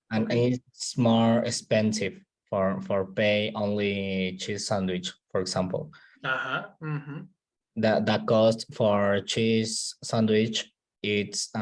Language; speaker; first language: English; non-native, learner; Spanish